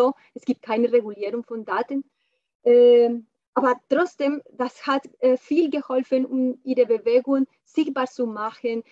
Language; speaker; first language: German; non-native, fluent; Spanish